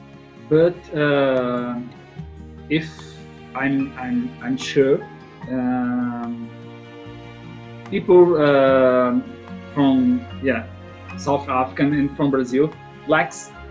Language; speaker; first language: English; non-native, learner; Portuguese